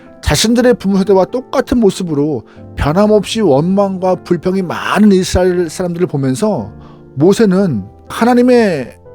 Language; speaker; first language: Korean; native; Korean